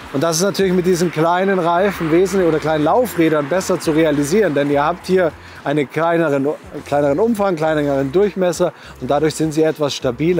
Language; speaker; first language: German; native; German